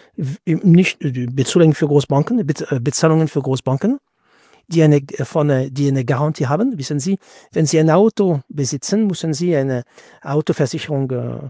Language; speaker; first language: German; non-native, fluent; French